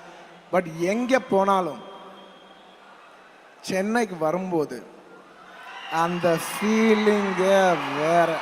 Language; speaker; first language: Tamil; non-native, local second language; Telugu